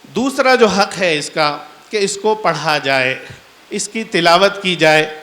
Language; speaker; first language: Urdu; native; Urdu